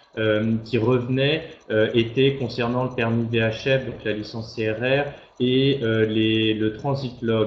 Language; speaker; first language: French; native; French